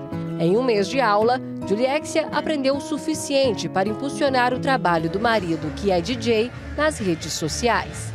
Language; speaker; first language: Portuguese; native; Portuguese